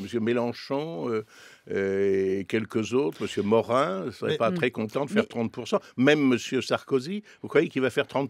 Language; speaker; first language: French; native; French